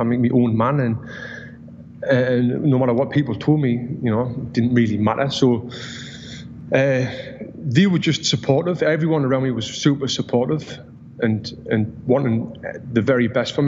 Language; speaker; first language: English; native; English